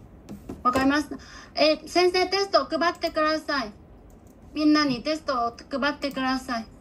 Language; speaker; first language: Japanese; non-native, fluent; Bangla